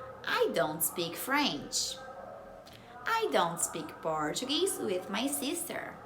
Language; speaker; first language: English; non-native, fluent; Portuguese